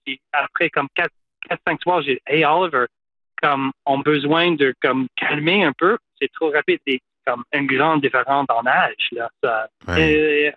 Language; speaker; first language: French; non-native, local second language; English